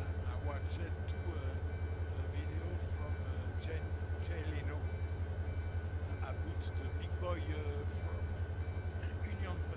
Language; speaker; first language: English; non-native, learner; French